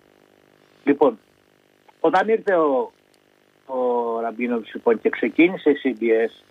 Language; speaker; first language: Greek; native; Greek